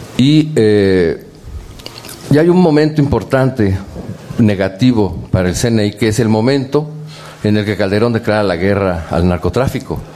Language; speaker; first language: Spanish; native; Spanish